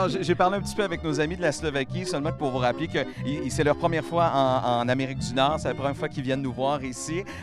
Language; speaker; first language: French; native; French